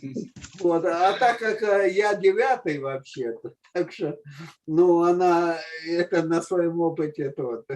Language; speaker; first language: Russian; native; Russian